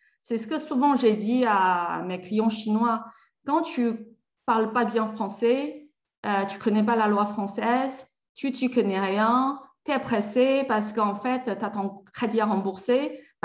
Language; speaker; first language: French; native; French